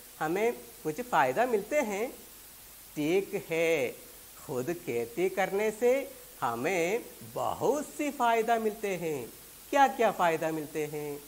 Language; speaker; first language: Urdu; non-native, local second language; Malayalam